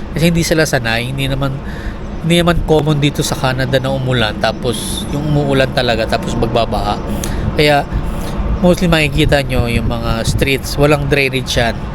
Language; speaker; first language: Filipino; native; Filipino